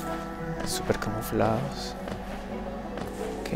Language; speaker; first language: Spanish; native; Spanish